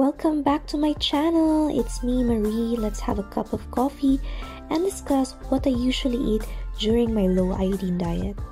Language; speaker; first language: English; non-native, local second language; Filipino